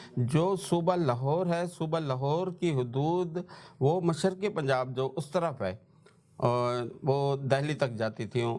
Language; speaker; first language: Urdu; non-native, local second language; Saraiki